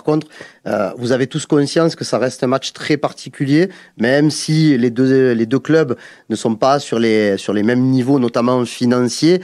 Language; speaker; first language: French; native; French